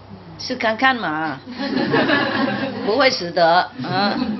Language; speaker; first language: Chinese; non-native, fluent; Vietnamese